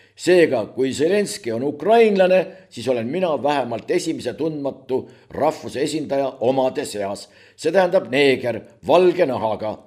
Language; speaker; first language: Estonian; native; Estonian